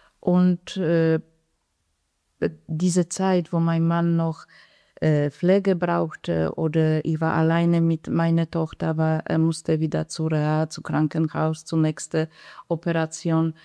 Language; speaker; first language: German; non-native, fluent; Polish